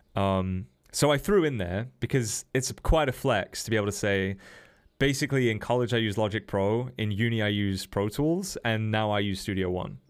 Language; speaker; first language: English; native; English